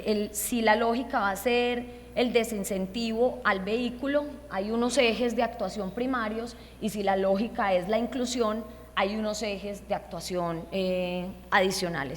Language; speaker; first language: Spanish; native; Spanish